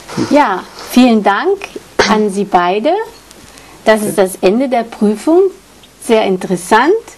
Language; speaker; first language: German; native; German